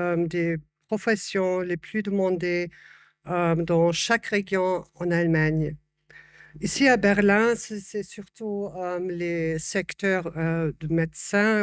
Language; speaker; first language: French; non-native, fluent; German